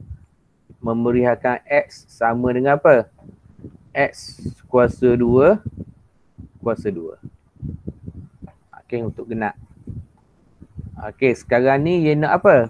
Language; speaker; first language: Malay; native; Malay